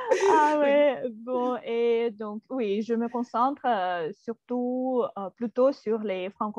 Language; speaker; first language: French; non-native, fluent; Russian